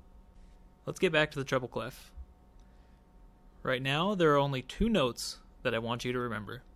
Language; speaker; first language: English; native; English